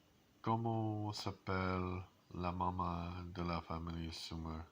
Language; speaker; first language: French; non-native, learner; English